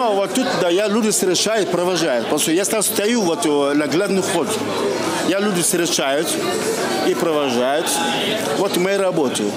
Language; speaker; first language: Russian; non-native, local second language; French